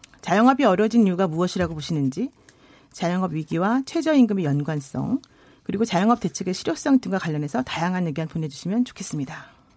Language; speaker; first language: Korean; native; Korean